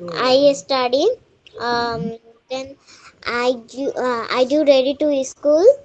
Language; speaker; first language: English; non-native, learner; Bangla